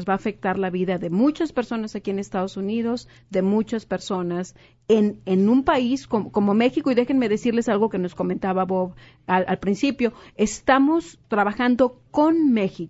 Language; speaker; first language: Spanish; native; Spanish